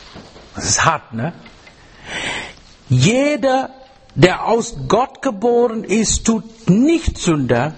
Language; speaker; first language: German; non-native, fluent; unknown